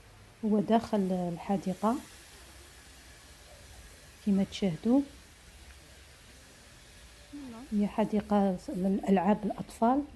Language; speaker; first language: Arabic; native; Arabic